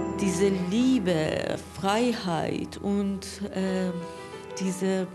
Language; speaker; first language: German; non-native, learner; Persian